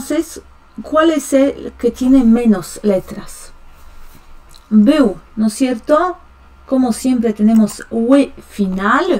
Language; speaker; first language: Spanish; non-native, fluent; Polish